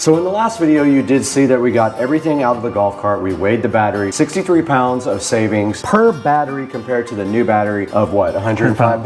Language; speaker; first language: English; native; English